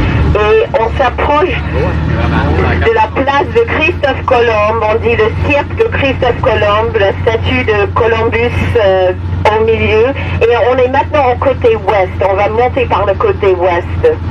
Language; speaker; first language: French; non-native, fluent; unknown